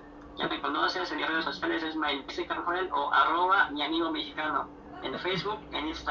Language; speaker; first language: Spanish; native; Spanish